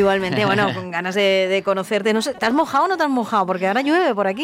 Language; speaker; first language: Spanish; native; Spanish